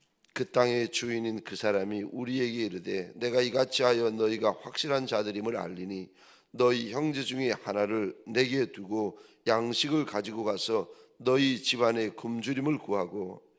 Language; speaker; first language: Korean; native; Korean